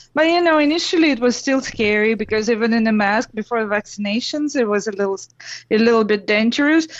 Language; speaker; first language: English; non-native, fluent; Russian